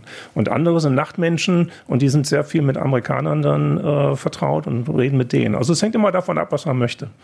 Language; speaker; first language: German; native; German